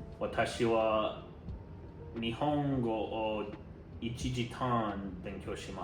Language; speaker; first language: Japanese; non-native, learner; English